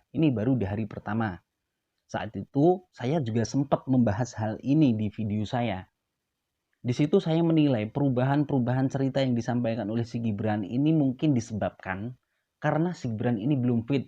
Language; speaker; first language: Indonesian; native; Indonesian